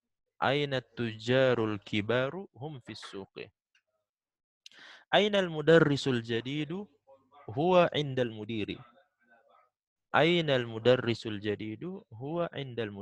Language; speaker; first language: Arabic; non-native, fluent; Indonesian